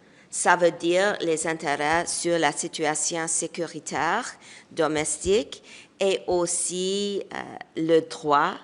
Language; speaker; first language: French; non-native, local second language; English